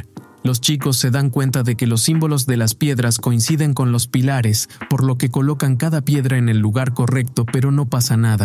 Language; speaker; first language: Spanish; native; Spanish